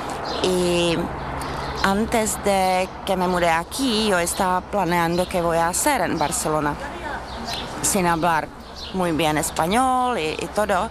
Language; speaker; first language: Spanish; non-native, learner; Czech